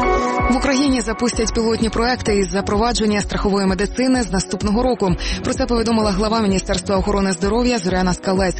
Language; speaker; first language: Ukrainian; native; Ukrainian